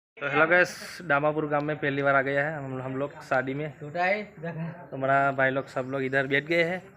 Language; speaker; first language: Hindi; non-native, local second language; Gujarati